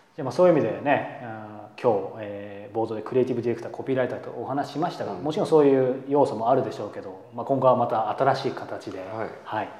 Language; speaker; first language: Japanese; native; Japanese